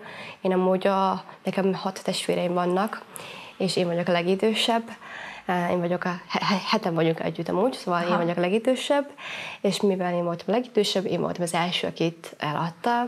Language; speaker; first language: Hungarian; non-native, fluent; Somali